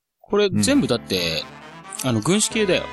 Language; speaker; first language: Japanese; native; Japanese